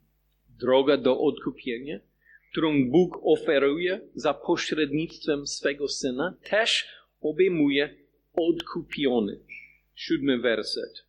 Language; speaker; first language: Polish; non-native, fluent; English